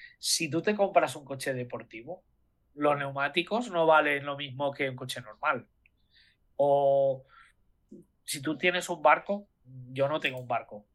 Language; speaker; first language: Spanish; native; Spanish